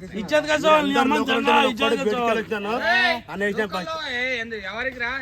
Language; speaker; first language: Kannada; native; Kannada